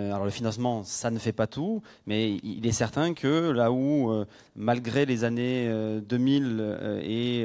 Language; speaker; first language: French; native; French